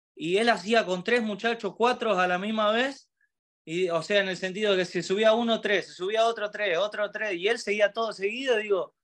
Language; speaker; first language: Spanish; native; Spanish